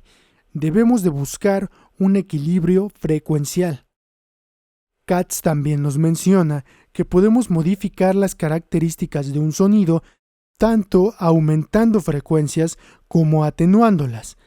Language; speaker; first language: Spanish; native; Spanish